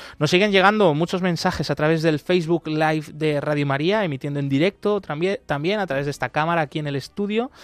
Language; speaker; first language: Spanish; native; Spanish